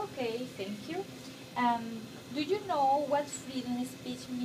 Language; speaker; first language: English; non-native, learner; Spanish